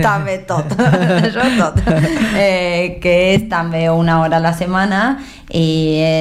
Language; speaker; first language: Catalan; non-native, learner; Spanish